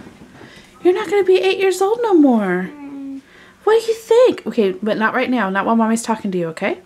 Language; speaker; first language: English; native; English